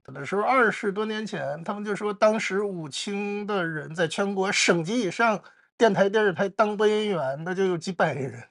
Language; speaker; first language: Chinese; native; Chinese